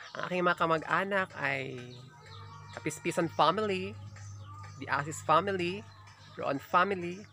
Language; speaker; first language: Filipino; native; Filipino